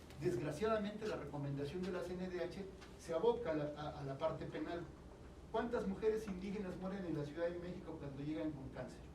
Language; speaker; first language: Spanish; native; Spanish